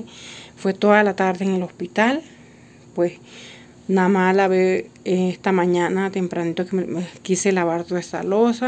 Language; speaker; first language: Spanish; native; Spanish